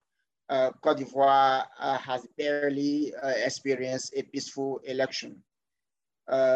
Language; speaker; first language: English; non-native, fluent; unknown